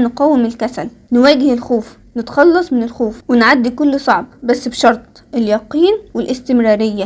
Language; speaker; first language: Arabic; native; Arabic